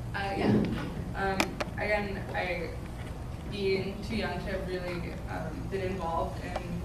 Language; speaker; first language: English; native; English